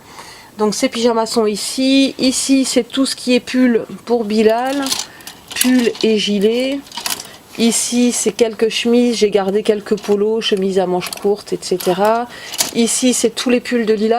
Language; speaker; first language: French; native; French